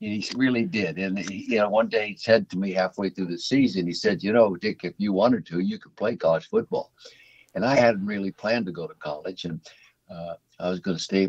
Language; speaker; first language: English; native; English